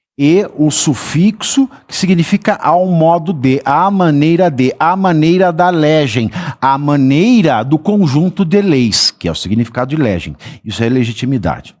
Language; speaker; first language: Portuguese; native; Portuguese